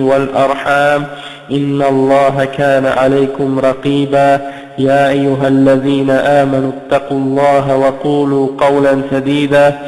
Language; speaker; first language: Arabic; non-native, fluent; French